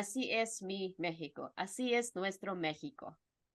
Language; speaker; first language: Spanish; non-native, fluent; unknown